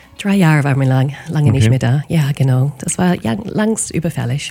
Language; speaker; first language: German; non-native, learner; English